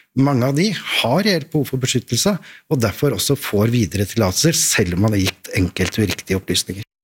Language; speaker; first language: Norwegian; native; Norwegian